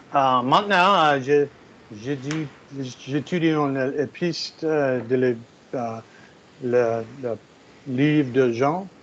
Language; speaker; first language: French; non-native, learner; English